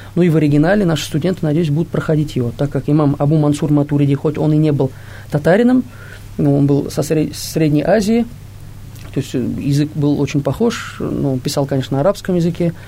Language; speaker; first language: Russian; non-native, local second language; Tatar